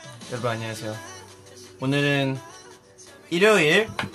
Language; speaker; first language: Korean; early bilingual, heritage; Korean